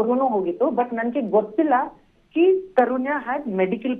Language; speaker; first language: Kannada; non-native, learner; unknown